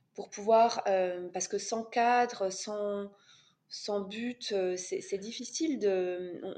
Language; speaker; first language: French; native; French